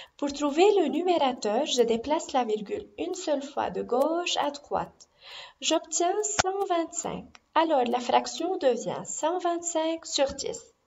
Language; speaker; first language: French; non-native, local second language; Arabic